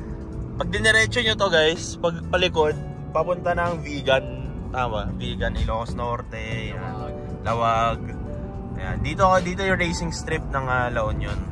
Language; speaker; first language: Filipino; native; Filipino